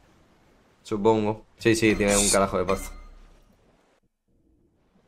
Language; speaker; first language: Spanish; native; Spanish